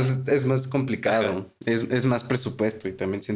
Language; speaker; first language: Spanish; native; Spanish